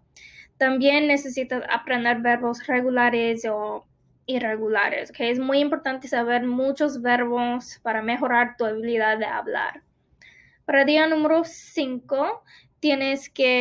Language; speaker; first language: Spanish; non-native, fluent; English